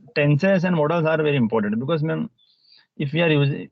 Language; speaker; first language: English; non-native, local second language; Hindi